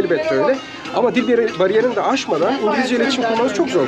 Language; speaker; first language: Turkish; native; Turkish